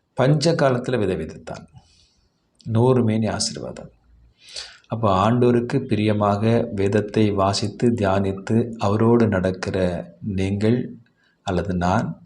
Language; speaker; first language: Tamil; native; Tamil